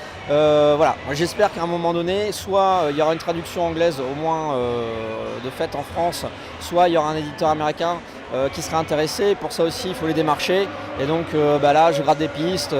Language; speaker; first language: French; native; French